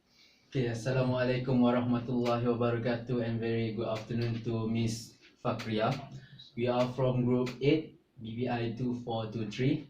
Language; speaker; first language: English; non-native, local second language; Malay